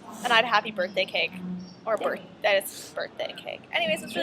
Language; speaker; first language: English; native; English